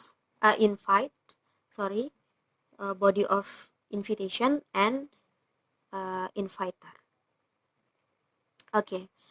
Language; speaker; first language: English; non-native, learner; Indonesian